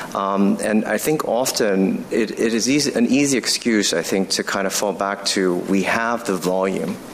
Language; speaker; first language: English; non-native, fluent; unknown